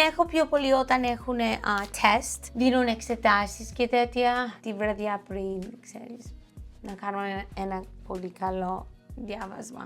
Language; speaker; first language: Greek; early bilingual, heritage; Greek